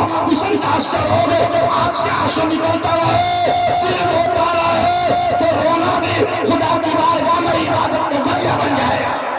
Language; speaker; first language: Urdu; native; Urdu